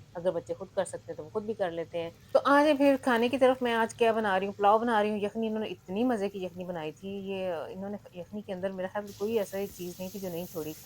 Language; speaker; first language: Urdu; non-native, local second language; Punjabi